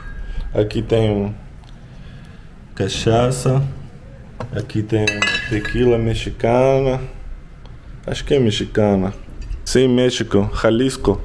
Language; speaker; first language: Portuguese; non-native, learner; Russian